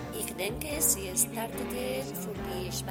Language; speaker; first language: German; non-native, learner; Spanish